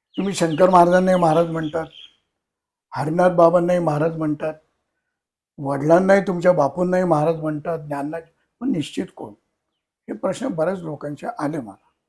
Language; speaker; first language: Marathi; native; Marathi